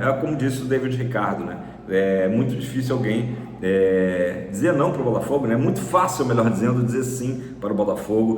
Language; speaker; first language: Portuguese; native; Portuguese